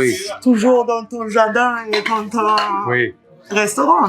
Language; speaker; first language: French; non-native, fluent; German